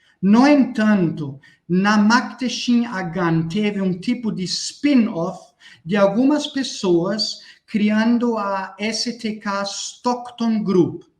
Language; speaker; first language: Portuguese; non-native, fluent; German